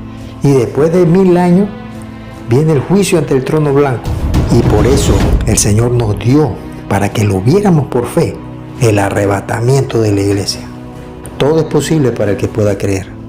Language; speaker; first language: Spanish; native; Spanish